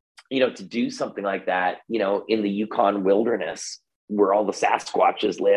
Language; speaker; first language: English; native; English